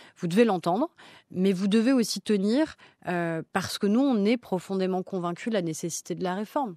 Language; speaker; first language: French; native; French